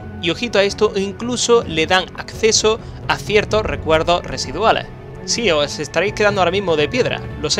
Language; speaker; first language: Spanish; native; Spanish